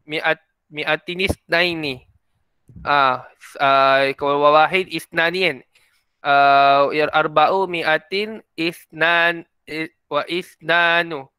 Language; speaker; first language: Arabic; non-native, fluent; Malay